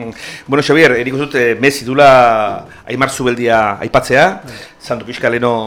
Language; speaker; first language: Basque; native; Basque